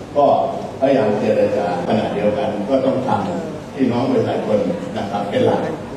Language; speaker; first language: Thai; native; Thai